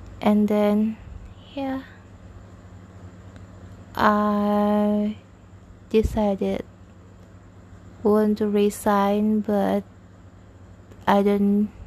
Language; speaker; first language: English; non-native, learner; Indonesian